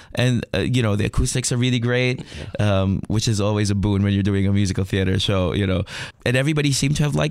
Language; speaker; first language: English; non-native, local second language; Filipino